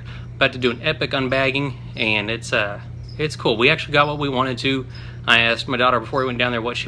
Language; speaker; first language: English; native; English